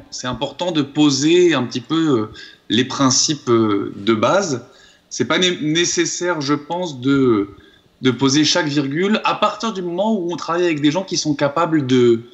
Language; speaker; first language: French; native; French